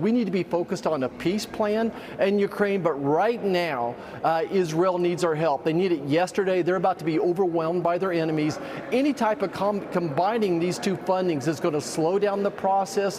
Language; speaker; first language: English; native; English